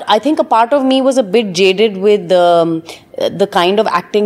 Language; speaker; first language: English; non-native, local second language; Hindi